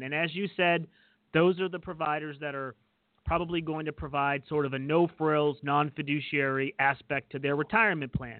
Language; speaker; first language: English; native; English